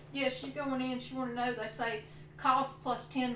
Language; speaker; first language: English; native; English